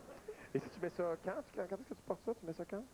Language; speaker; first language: French; native; French